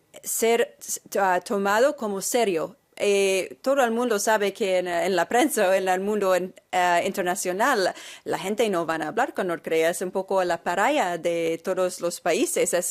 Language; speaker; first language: Spanish; non-native, fluent; English